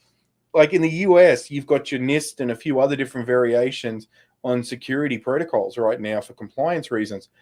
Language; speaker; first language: English; native; English